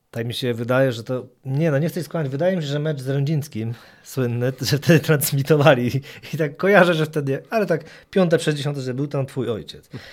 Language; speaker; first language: Polish; native; Polish